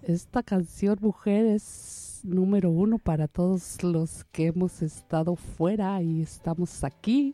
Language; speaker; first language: Spanish; native; Spanish